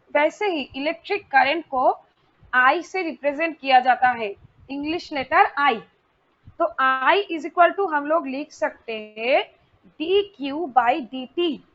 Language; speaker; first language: Hindi; non-native, local second language; Bangla